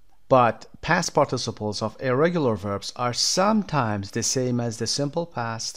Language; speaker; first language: English; non-native, fluent; Persian